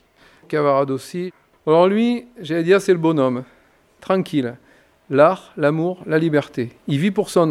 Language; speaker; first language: French; native; French